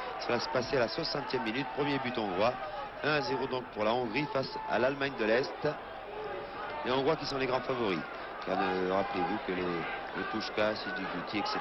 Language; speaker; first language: French; native; French